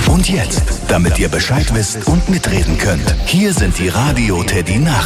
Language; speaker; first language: German; native; German